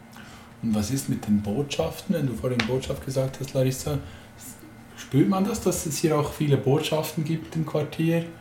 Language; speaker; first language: German; native; German